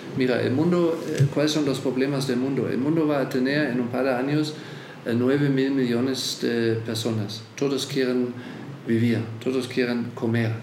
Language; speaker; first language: Spanish; non-native, fluent; German